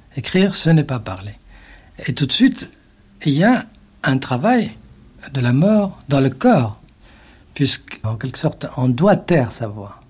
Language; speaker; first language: French; non-native, local second language; Arabic